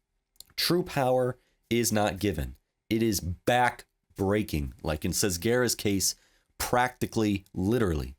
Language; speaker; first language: English; native; English